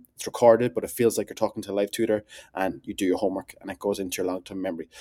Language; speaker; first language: English; native; English